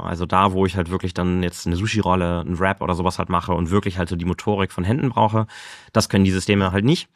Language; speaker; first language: German; native; German